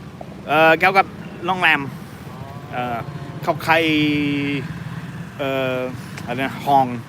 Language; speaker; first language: Thai; non-native, learner; English